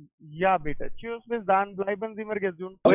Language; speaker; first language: German; non-native, learner; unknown